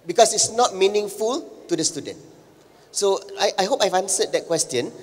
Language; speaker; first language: English; non-native, local second language; Malay